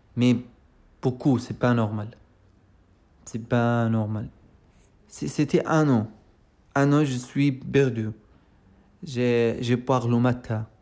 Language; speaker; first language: French; non-native, learner; Arabic